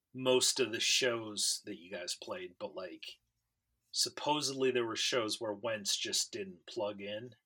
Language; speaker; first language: English; native; English